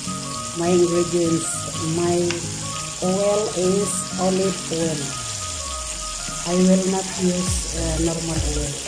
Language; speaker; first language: English; non-native, local second language; Filipino